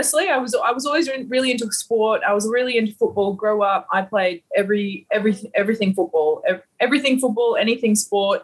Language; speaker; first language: English; native; English